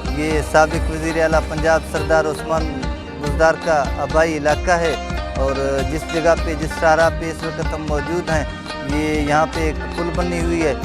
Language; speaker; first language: Urdu; non-native, local second language; Baluchi